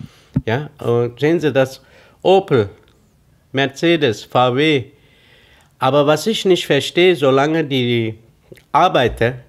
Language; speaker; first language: German; non-native, fluent; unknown